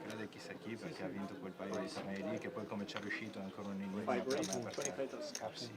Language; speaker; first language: Italian; native; Italian